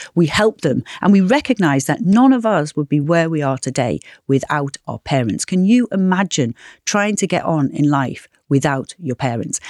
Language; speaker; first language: English; native; English